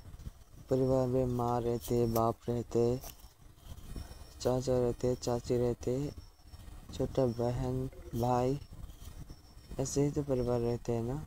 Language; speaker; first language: Hindi; non-native, learner; Bangla